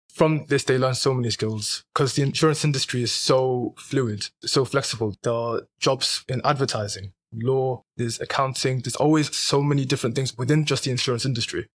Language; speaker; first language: English; native; English